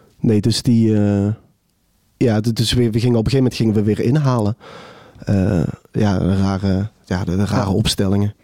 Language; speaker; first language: Dutch; native; Dutch